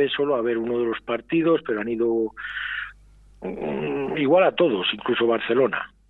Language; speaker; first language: Spanish; native; Spanish